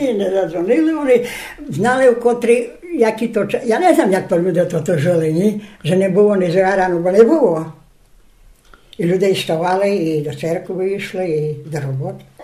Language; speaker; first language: Polish; non-native, local second language; Rusyn